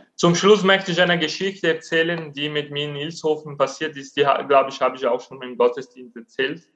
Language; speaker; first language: German; non-native, fluent; Portuguese